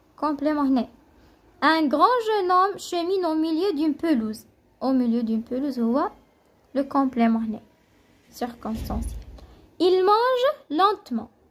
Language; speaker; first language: French; non-native, local second language; Arabic